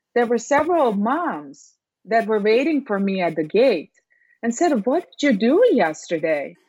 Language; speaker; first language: English; non-native, fluent; Serbian